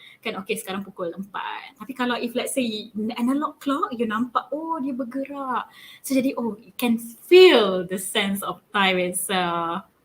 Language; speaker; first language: Malay; native; Malay